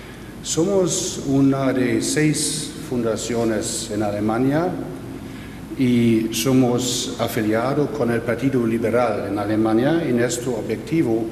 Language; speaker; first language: Spanish; non-native, fluent; German